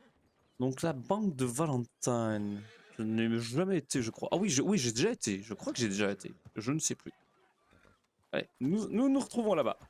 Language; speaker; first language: French; native; French